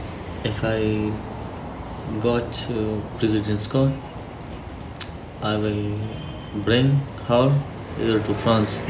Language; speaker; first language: English; non-native, learner; Pashto